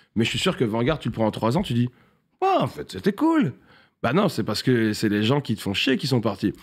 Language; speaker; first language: French; native; French